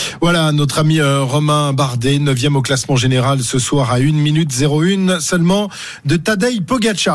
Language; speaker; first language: French; native; French